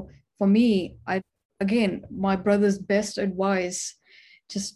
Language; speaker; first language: English; non-native, local second language; Urdu